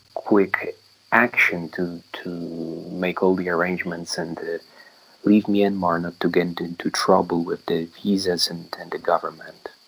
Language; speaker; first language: English; non-native, fluent; Polish